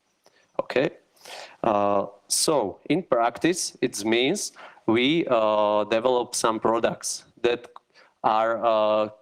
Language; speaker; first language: English; non-native, learner; Slovak